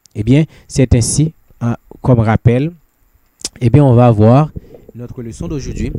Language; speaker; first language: French; non-native, local second language; Haitian Creole